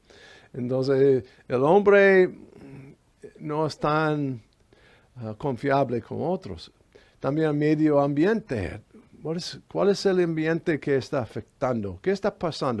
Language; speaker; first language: Spanish; non-native, fluent; English